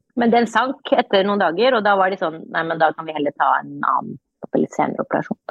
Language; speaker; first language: Norwegian; early bilingual, other home language; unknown